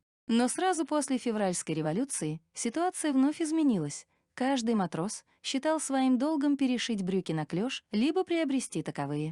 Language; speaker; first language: Russian; native; Russian